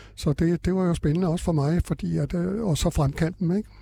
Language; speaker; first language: Danish; native; Danish